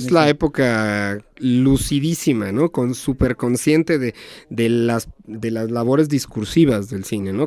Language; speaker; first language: Spanish; native; Spanish